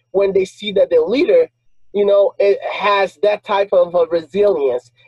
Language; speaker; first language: English; non-native, fluent; Portuguese